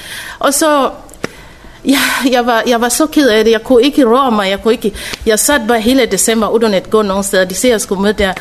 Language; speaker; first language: Danish; non-native, fluent; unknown